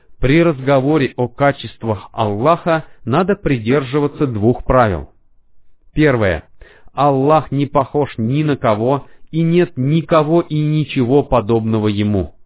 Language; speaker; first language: Russian; non-native, fluent; Arabic